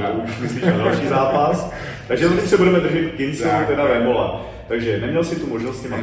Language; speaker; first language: Czech; native; Czech